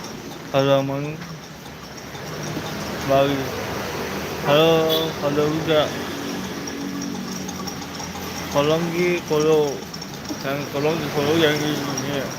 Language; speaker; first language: Indonesian; non-native, local second language; Balinese